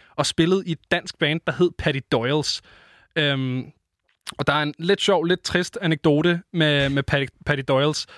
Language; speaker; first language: Danish; native; Danish